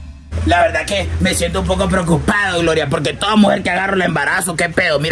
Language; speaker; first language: Spanish; native; Spanish